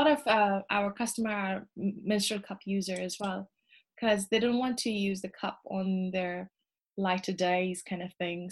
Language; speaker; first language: English; non-native, local second language; Nepali